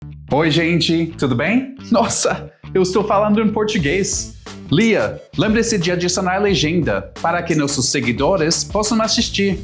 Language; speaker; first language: Portuguese; non-native, fluent; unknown